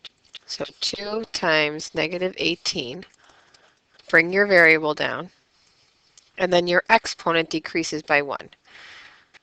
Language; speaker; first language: English; native; English